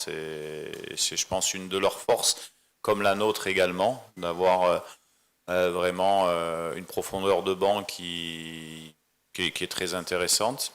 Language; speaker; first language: French; native; French